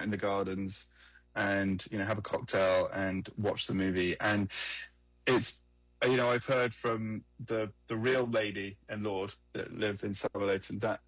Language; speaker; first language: English; native; English